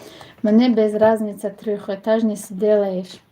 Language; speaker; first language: Russian; non-native, learner; Tajik